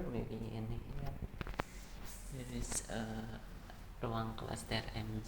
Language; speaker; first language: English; non-native, learner; Indonesian